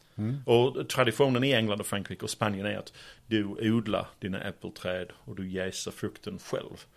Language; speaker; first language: Swedish; non-native, fluent; English